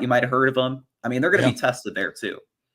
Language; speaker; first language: English; native; English